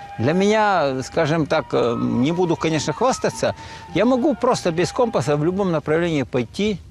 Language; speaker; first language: Russian; non-native, local second language; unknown